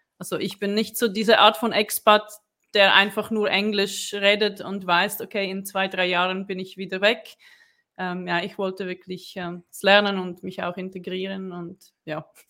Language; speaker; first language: German; non-native, fluent; Czech